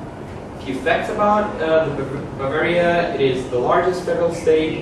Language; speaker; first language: English; non-native, fluent; German